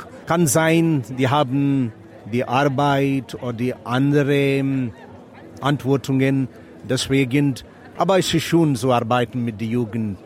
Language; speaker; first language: German; non-native, learner; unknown